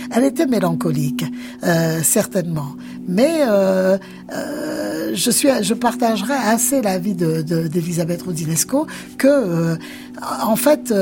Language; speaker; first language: French; native; French